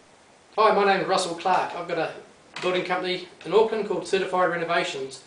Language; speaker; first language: English; native; English